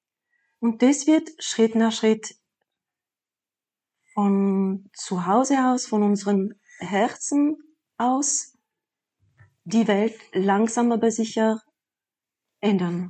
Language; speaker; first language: German; non-native, fluent; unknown